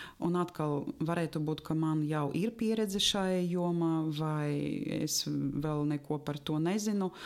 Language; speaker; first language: Latvian; non-native, local second language; Russian